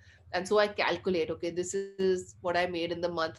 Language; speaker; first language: English; non-native, local second language; Punjabi